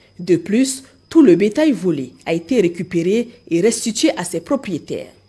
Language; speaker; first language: French; non-native, local second language; Hausa